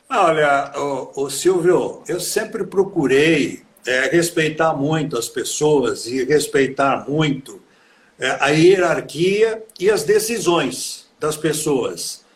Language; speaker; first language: Portuguese; native; Portuguese